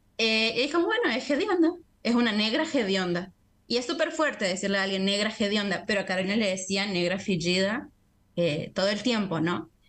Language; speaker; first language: Spanish; native; Spanish